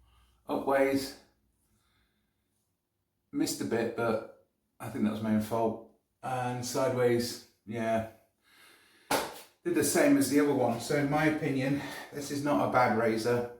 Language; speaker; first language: English; native; English